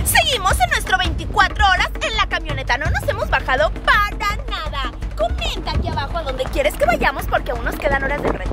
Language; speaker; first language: Spanish; native; Spanish